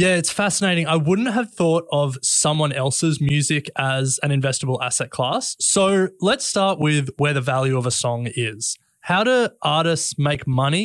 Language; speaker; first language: English; native; English